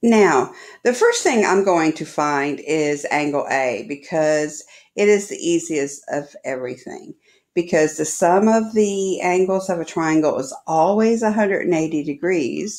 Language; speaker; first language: English; native; English